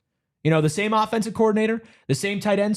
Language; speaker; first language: English; native; English